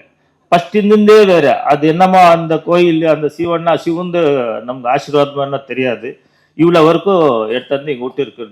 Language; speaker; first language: Tamil; non-native, learner; Kannada